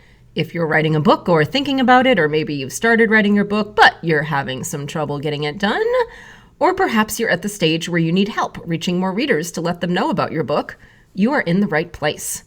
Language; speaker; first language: English; native; English